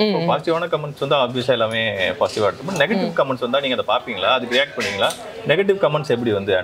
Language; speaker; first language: Tamil; native; Tamil